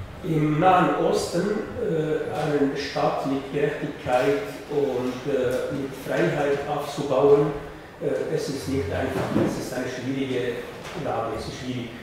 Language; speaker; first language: German; non-native, fluent; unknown